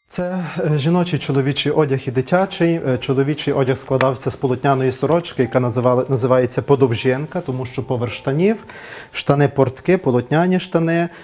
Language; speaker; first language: Ukrainian; native; Ukrainian